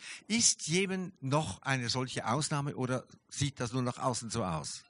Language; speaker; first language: German; native; German